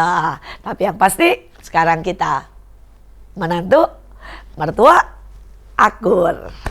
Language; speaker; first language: Indonesian; native; Indonesian